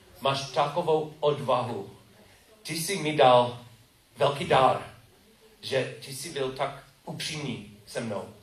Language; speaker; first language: Czech; non-native, learner; English